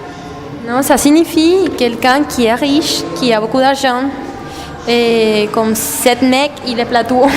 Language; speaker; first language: French; non-native, learner; Spanish